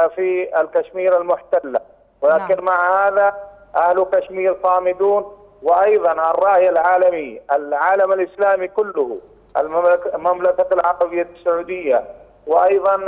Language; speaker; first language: Arabic; non-native, fluent; Urdu